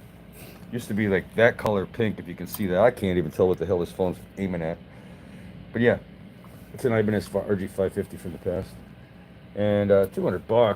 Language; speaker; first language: English; native; English